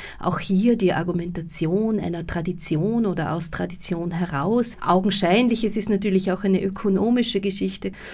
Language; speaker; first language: German; native; German